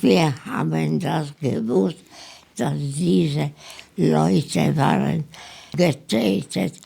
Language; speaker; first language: German; non-native, learner; Polish